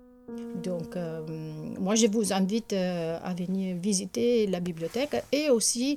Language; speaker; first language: French; non-native, fluent; Italian